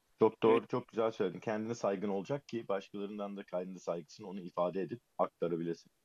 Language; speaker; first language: Turkish; early bilingual, heritage; Turkish